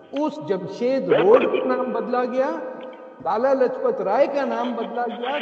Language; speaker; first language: Urdu; native; Urdu